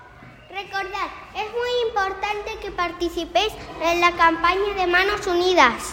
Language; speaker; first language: Spanish; native; Spanish